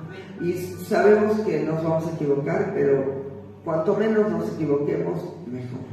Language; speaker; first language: Spanish; native; Spanish